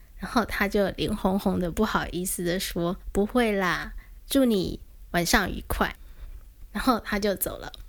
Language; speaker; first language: Chinese; native; Chinese